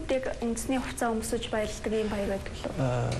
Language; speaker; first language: Mongolian; native; Mongolian